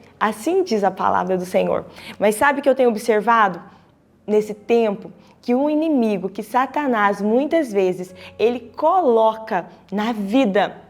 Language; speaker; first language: Portuguese; native; Portuguese